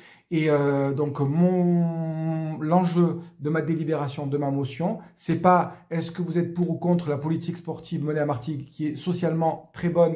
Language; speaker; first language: French; native; French